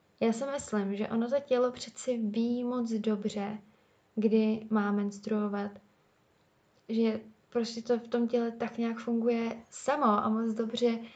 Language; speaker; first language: Czech; native; Czech